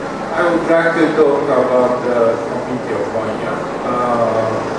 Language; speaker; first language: English; non-native, learner; Japanese